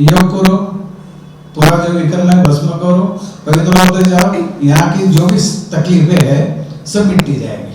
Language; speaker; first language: Hindi; non-native, local second language; Marathi